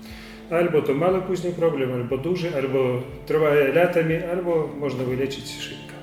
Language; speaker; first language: Polish; non-native, learner; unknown